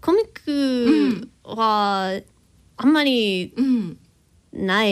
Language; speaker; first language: Japanese; non-native, learner; English